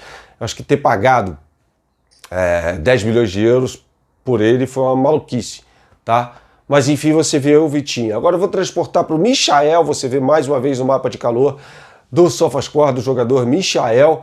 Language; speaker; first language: Portuguese; native; Portuguese